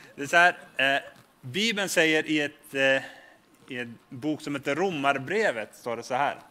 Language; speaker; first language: Swedish; native; Swedish